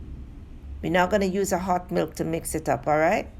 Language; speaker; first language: English; native; English